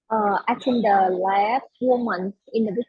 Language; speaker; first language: English; non-native, learner; Vietnamese